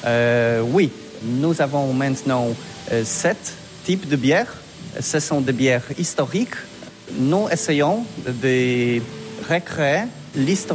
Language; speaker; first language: French; non-native, learner; Polish